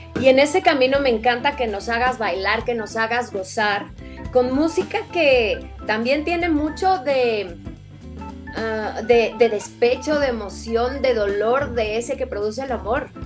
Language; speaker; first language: Spanish; native; Spanish